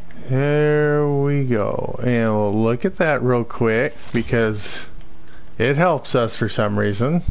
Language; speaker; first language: English; native; English